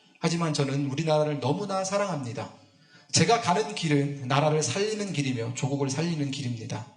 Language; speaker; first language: Korean; native; Korean